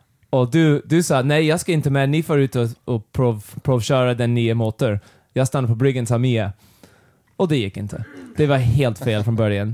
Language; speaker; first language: Swedish; non-native, learner; English